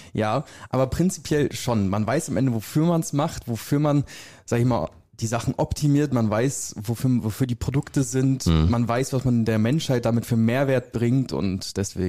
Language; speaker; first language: German; native; German